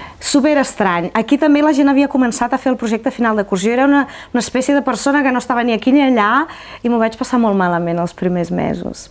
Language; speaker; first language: Catalan; non-native, fluent; Romanian